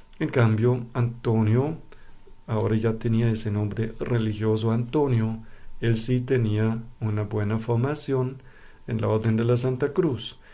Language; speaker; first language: Spanish; non-native, fluent; German